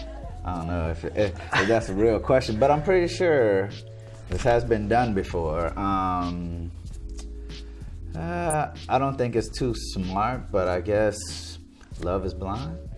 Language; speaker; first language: English; native; English